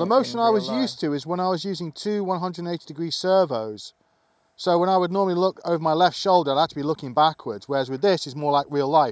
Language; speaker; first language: English; native; English